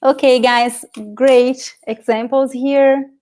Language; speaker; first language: English; non-native, fluent; Portuguese